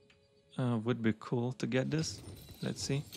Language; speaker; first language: English; non-native, fluent; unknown